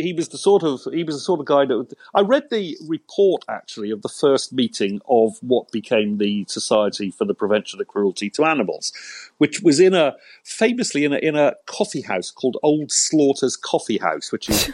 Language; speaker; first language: English; native; English